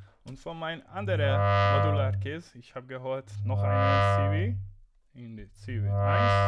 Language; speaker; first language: German; non-native, learner; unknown